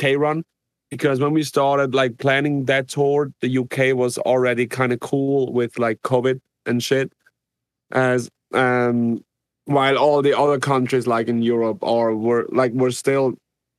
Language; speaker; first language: English; non-native, fluent; Swiss German